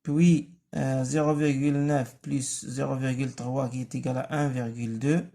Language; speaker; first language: French; non-native, local second language; Arabic